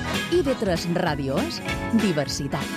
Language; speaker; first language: Catalan; native; Catalan